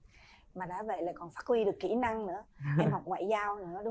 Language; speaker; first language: Vietnamese; native; Vietnamese